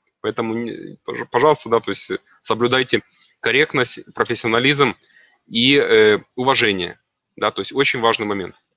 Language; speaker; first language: Russian; native; Russian